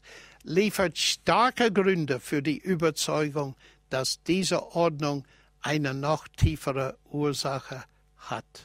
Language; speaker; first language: German; non-native, fluent; English